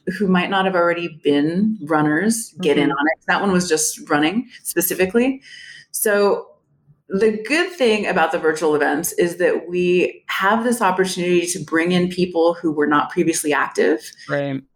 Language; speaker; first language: English; native; English